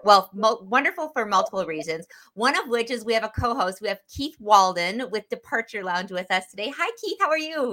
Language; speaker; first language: English; native; English